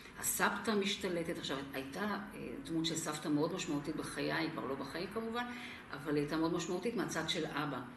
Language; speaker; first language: Hebrew; non-native, local second language; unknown